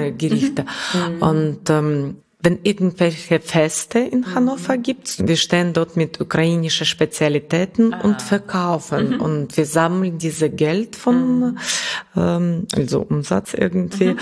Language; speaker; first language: German; non-native, fluent; Russian